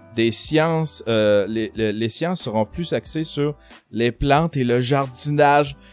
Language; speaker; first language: French; native; French